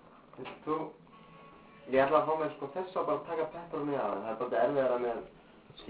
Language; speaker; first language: Icelandic; non-native, learner; English